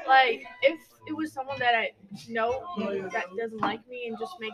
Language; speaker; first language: English; non-native, fluent; Portuguese